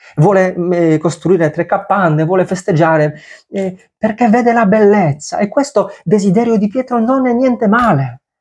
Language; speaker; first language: Italian; non-native, fluent; Polish